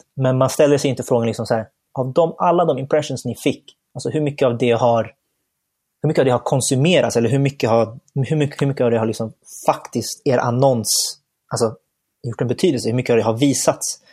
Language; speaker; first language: Swedish; early bilingual, other home language; Bangla